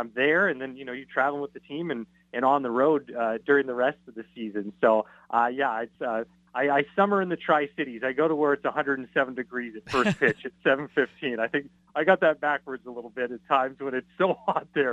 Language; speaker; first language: English; native; English